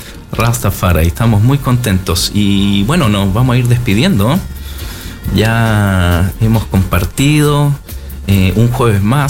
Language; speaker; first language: Spanish; native; Spanish